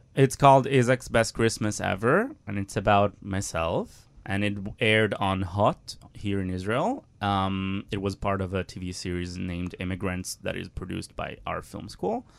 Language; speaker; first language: English; non-native, fluent; Italian